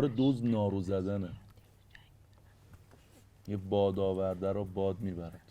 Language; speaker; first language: Persian; native; Persian